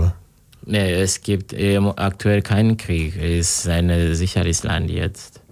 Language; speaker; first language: German; non-native, learner; Kinyarwanda